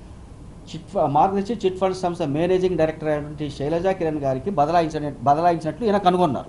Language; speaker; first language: Telugu; native; Telugu